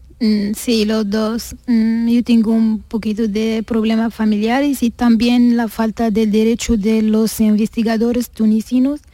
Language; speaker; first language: Spanish; non-native, learner; Arabic